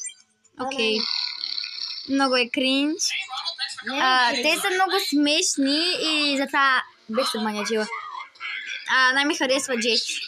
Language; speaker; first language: Bulgarian; early bilingual, other home language; Russian